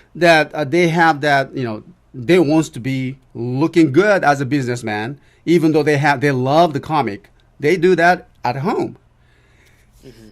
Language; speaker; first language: English; non-native, learner; Japanese